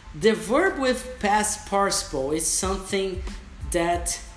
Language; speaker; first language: English; non-native, fluent; Portuguese